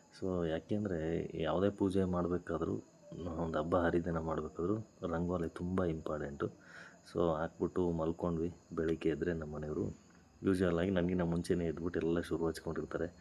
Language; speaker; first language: Kannada; native; Kannada